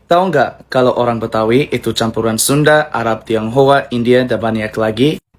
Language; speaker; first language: Indonesian; non-native, fluent; English